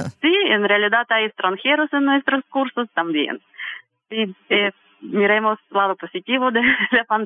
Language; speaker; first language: Spanish; non-native, fluent; Russian